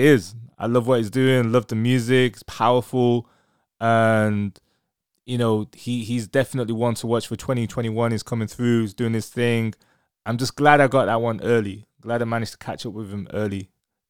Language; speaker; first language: English; native; English